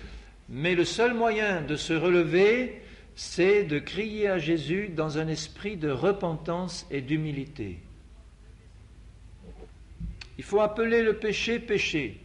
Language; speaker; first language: French; native; French